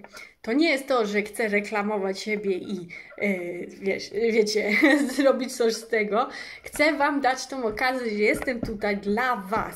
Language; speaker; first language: Polish; early bilingual, heritage; English